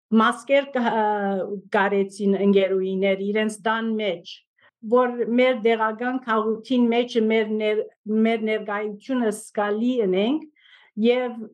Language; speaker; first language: Armenian; native; Armenian